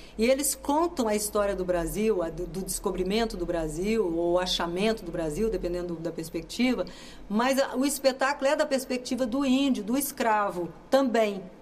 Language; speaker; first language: Portuguese; native; Portuguese